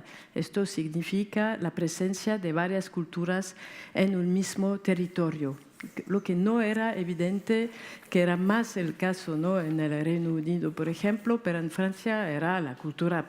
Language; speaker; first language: Spanish; non-native, fluent; French